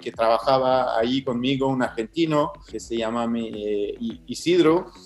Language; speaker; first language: Spanish; non-native, fluent; English